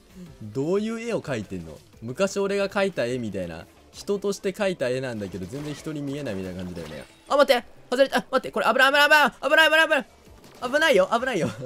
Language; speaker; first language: Japanese; native; Japanese